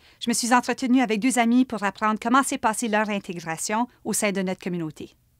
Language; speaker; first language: French; native; French